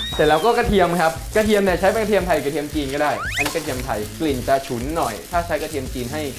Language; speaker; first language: Thai; native; Thai